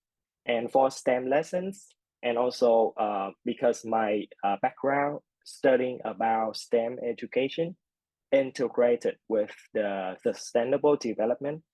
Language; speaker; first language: English; non-native, fluent; Vietnamese